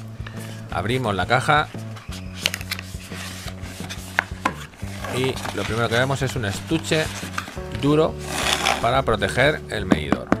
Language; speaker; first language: Spanish; native; Spanish